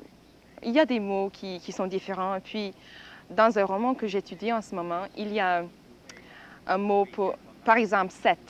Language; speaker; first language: French; non-native, fluent; English